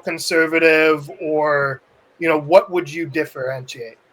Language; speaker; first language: English; native; English